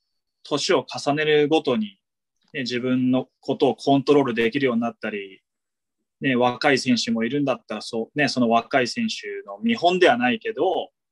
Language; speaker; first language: Japanese; native; Japanese